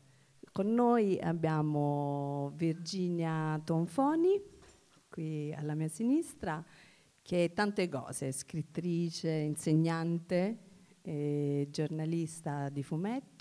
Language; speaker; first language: Italian; native; Italian